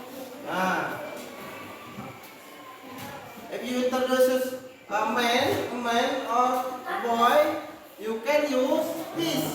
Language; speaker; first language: English; non-native, learner; Indonesian